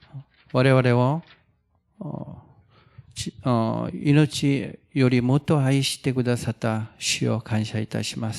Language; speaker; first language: Japanese; non-native, fluent; Korean